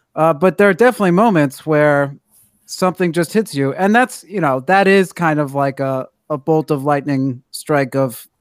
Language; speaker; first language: English; native; English